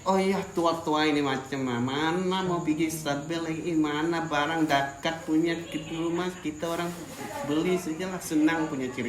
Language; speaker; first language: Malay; non-native, local second language; Tamil